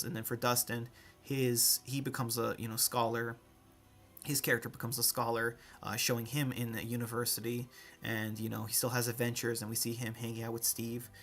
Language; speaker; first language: English; native; English